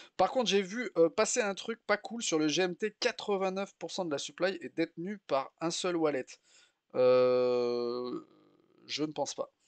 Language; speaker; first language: French; native; French